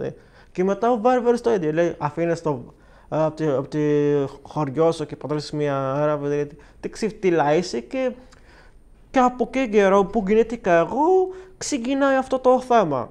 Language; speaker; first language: Greek; non-native, learner; Arabic